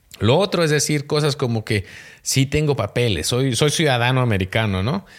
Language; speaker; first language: Spanish; native; Spanish